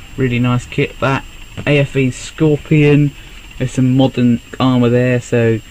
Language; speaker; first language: English; native; English